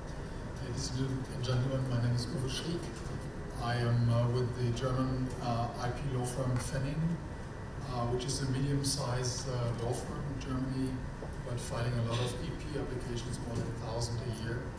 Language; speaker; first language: English; non-native, fluent; German